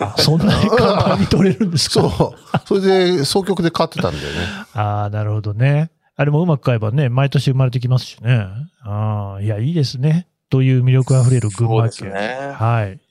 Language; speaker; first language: Japanese; native; Japanese